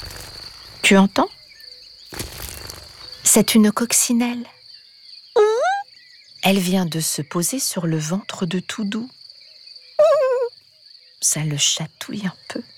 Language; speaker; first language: French; native; French